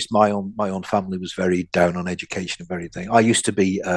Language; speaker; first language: English; native; English